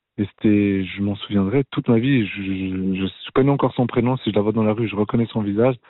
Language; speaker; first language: French; native; French